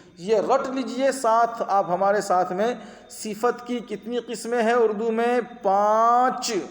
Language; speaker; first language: Urdu; native; Urdu